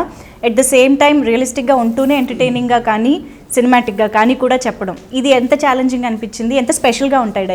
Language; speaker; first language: Telugu; native; Telugu